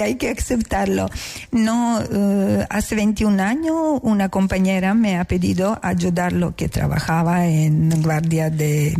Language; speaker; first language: Spanish; non-native, learner; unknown